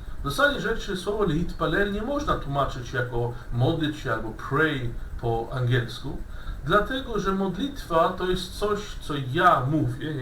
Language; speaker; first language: Polish; non-native, fluent; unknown